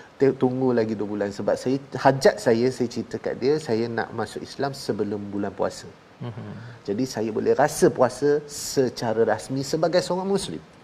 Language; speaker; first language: Malay; non-native, local second language; Chinese